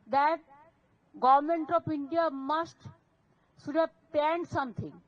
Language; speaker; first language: English; non-native, local second language; Bangla